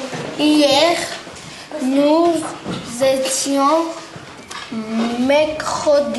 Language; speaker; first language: French; non-native, learner; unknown